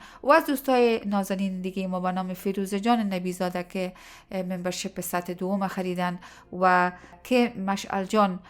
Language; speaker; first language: Persian; native; Persian